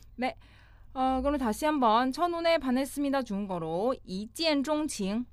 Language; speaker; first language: Korean; non-native, fluent; Chinese